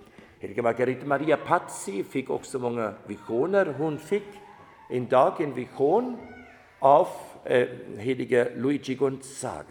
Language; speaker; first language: Swedish; non-native, fluent; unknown